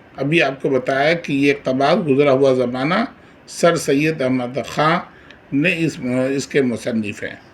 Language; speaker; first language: Urdu; native; Urdu